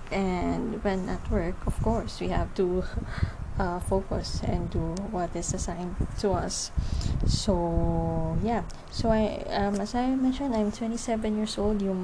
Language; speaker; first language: English; non-native, local second language; Filipino